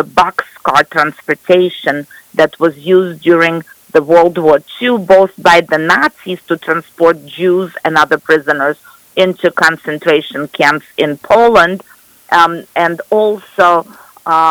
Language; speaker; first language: English; non-native, fluent; Russian